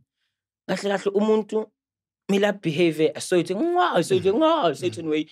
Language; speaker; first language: English; non-native, local second language; Zulu